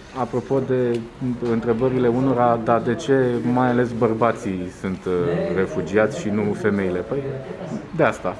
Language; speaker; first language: Romanian; native; Romanian